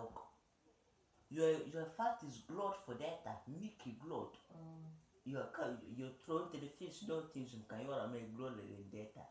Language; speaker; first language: Swedish; early bilingual, other home language; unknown